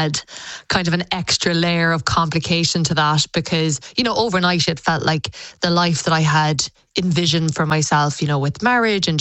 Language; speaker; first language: English; native; English